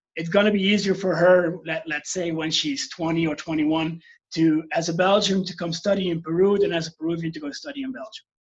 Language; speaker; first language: English; non-native, fluent; Dutch